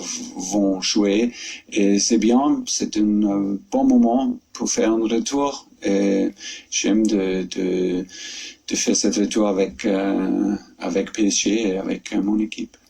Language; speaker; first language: French; non-native, fluent; German